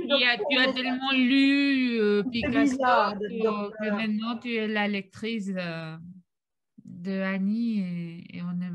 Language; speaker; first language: French; non-native, fluent; Catalan